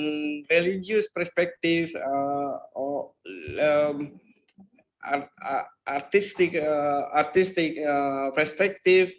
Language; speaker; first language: English; non-native, fluent; Indonesian